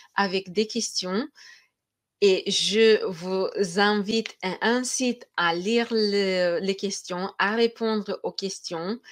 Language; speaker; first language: French; non-native, fluent; Romanian